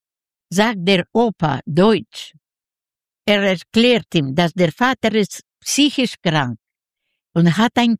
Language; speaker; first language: German; non-native, learner; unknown